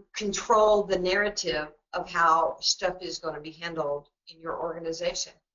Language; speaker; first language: English; native; English